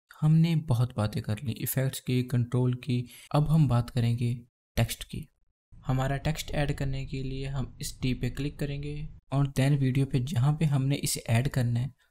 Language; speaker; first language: Hindi; native; Hindi